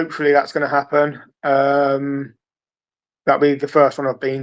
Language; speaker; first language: English; native; English